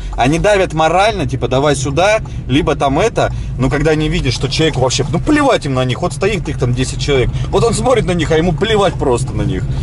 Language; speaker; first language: Russian; native; Russian